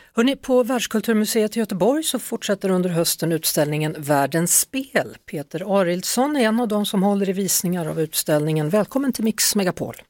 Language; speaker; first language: Swedish; native; Swedish